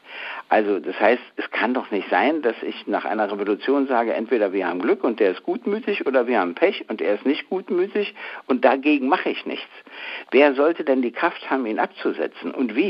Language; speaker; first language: German; native; German